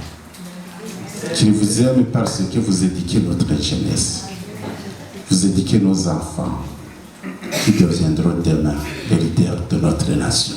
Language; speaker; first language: French; non-native, local second language; Rundi